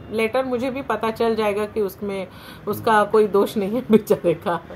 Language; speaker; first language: Hindi; non-native, local second language; Marathi